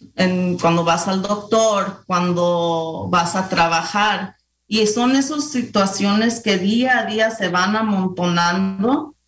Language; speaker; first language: Spanish; early bilingual, heritage; Spanish